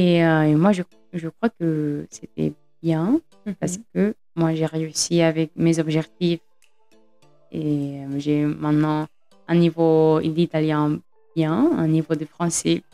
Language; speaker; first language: French; non-native, fluent; Spanish